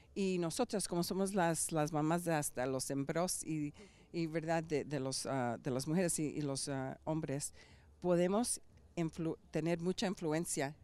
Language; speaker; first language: Spanish; early bilingual, heritage; Spanish